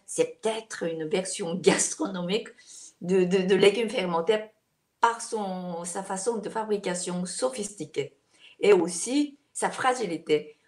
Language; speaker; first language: French; non-native, fluent; Korean